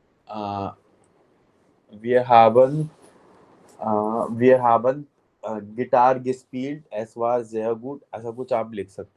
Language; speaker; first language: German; non-native, fluent; Hindi